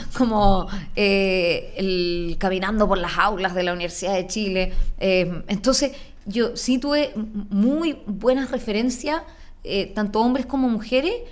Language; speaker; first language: Spanish; native; Spanish